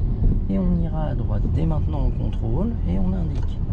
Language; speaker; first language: French; native; French